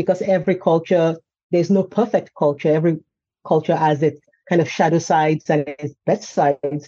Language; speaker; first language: English; non-native, local second language; Yoruba